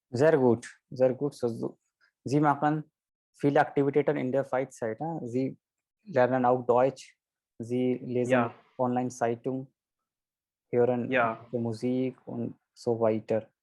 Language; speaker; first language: German; non-native, fluent; Hindi